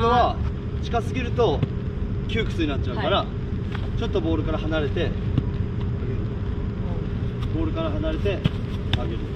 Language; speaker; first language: Japanese; native; Japanese